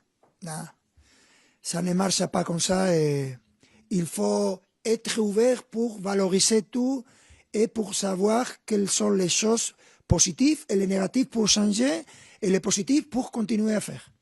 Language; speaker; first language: French; non-native, fluent; Spanish